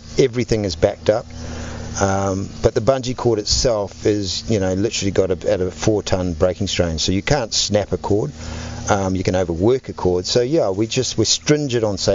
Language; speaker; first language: English; native; English